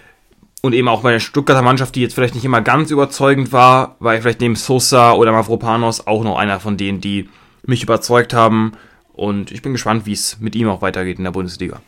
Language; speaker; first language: German; native; German